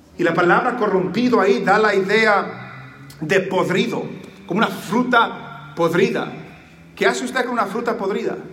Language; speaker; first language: Spanish; early bilingual, heritage; Spanish